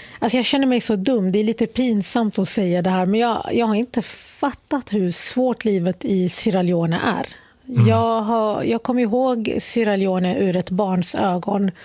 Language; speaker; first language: Swedish; early bilingual, other home language; Arabic